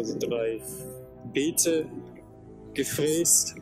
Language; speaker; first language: German; native; German